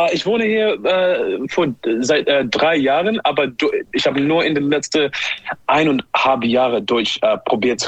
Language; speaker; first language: German; non-native, learner; English